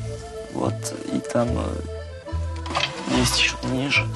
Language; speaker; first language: Russian; early bilingual, heritage; Russian